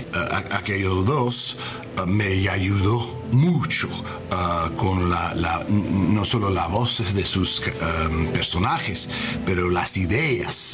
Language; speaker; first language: Spanish; non-native, learner; English